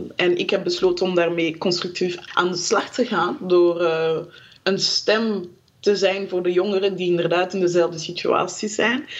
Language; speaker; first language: Dutch; early bilingual, other home language; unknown